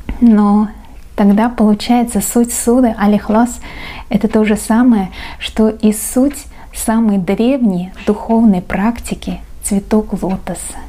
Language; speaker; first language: Russian; non-native, local second language; Uzbek